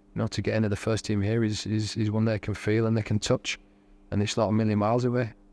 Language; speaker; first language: English; native; English